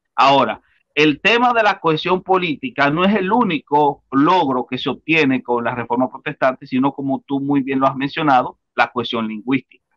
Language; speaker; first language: Spanish; native; Spanish